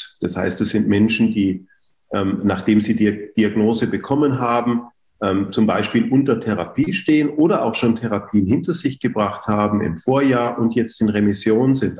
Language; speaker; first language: German; native; German